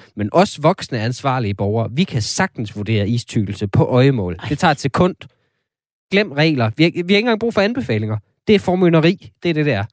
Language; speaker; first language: Danish; native; Danish